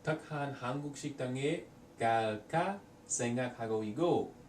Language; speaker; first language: Korean; non-native, learner; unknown